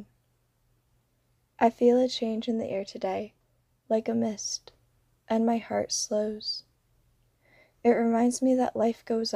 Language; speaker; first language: English; native; English